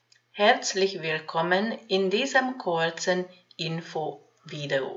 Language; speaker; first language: German; non-native, fluent; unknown